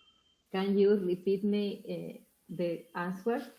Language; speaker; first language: English; non-native, learner; Spanish